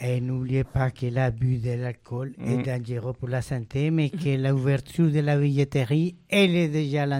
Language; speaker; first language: French; non-native, fluent; Spanish